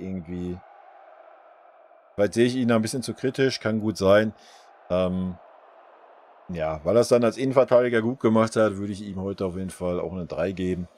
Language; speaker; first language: German; native; German